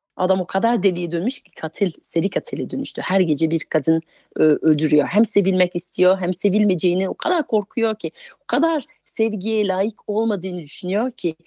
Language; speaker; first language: Turkish; non-native, fluent; French